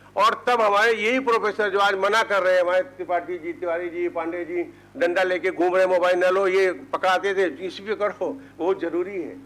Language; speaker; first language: Hindi; native; Hindi